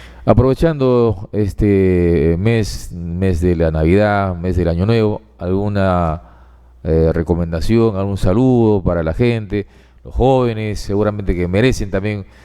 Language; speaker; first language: Spanish; native; Spanish